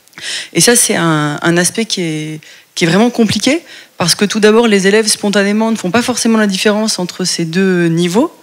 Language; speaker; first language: French; native; French